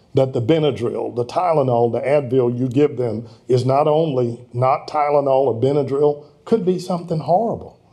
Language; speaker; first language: English; native; English